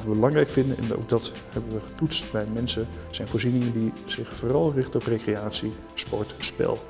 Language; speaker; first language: Dutch; native; Dutch